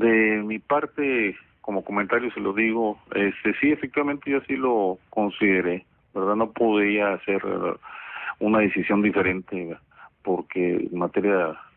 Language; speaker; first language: Spanish; native; Spanish